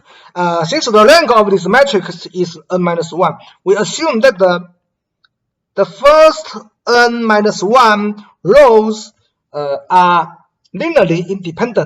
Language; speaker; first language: English; non-native, fluent; Chinese